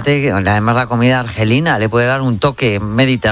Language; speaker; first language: Spanish; native; Spanish